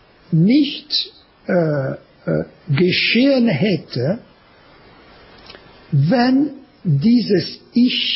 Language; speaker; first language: German; non-native, learner; French